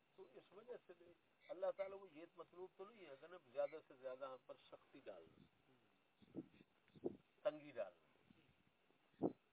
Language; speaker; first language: Urdu; non-native, local second language; Punjabi